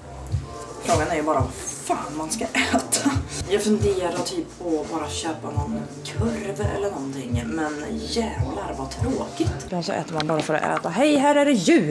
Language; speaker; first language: Swedish; native; Swedish